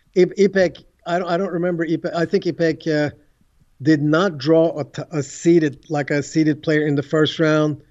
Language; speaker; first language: English; non-native, fluent; Turkish